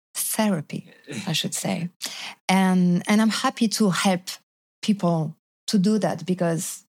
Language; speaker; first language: English; non-native, fluent; French